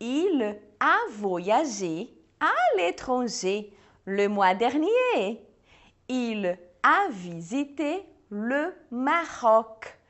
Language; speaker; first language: French; non-native, fluent; Portuguese